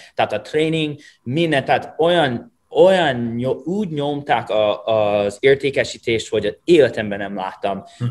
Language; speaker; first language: Hungarian; non-native, fluent; English